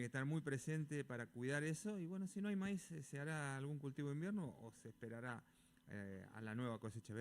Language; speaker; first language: Spanish; native; Spanish